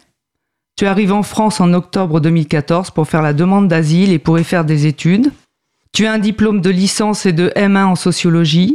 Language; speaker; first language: French; native; French